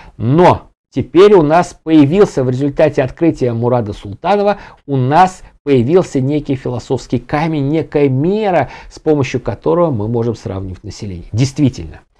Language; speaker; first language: Russian; native; Russian